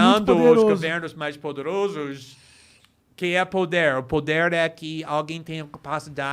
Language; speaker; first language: Portuguese; non-native, fluent; English